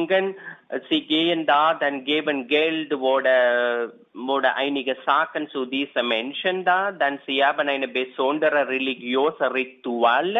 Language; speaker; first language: German; non-native, learner; Tamil